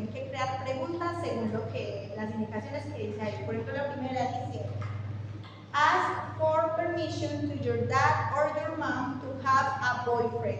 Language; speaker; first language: Spanish; non-native, fluent; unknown